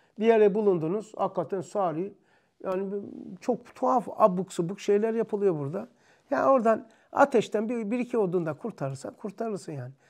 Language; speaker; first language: Turkish; native; Turkish